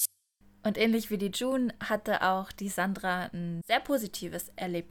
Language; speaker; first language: German; native; German